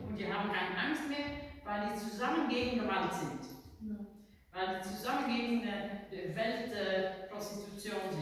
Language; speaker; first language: German; non-native, learner; Dutch